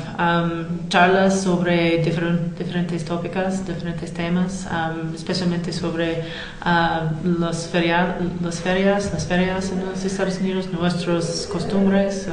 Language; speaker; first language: Spanish; non-native, fluent; English